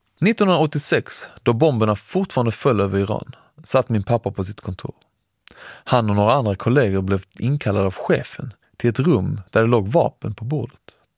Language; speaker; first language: Swedish; early bilingual, other home language; Persian